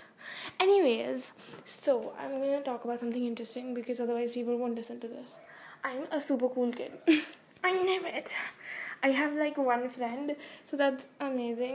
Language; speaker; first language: English; non-native, local second language; Hindi